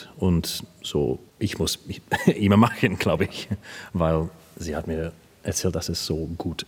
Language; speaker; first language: German; non-native, learner; English